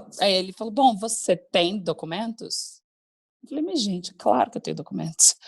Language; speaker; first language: Portuguese; native; Portuguese